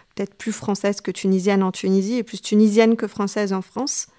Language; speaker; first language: French; native; French